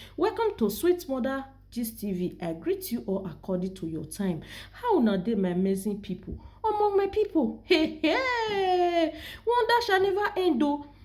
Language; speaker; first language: Nigerian Pidgin; non-native, local second language; Yoruba